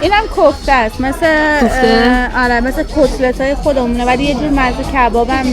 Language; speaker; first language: Persian; native; Persian